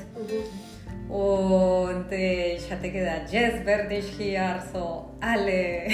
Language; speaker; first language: German; non-native, fluent; Spanish